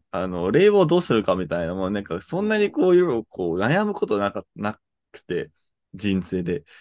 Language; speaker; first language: Japanese; non-native, fluent; English